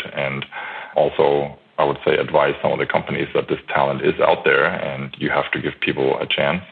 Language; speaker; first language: English; non-native, fluent; German